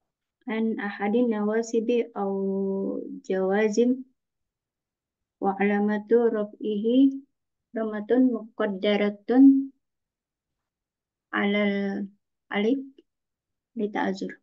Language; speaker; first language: Arabic; non-native, learner; Indonesian